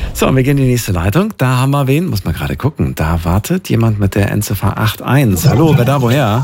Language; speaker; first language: German; native; German